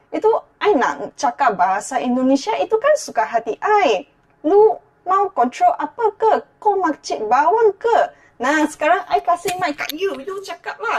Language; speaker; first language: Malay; non-native, fluent; Chinese